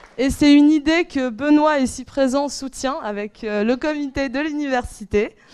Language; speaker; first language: French; non-native, local second language; Arabic